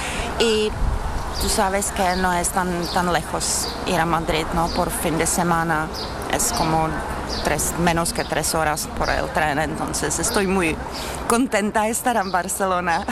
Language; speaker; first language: Spanish; non-native, fluent; Czech